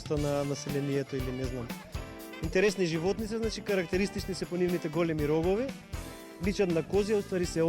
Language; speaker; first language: Macedonian; native; Macedonian